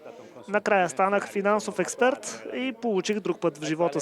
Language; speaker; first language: Bulgarian; non-native, fluent; Italian